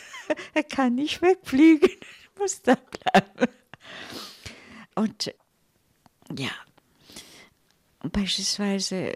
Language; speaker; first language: German; non-native, fluent; Italian